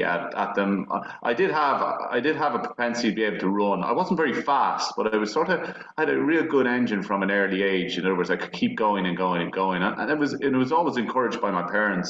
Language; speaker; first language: English; native; English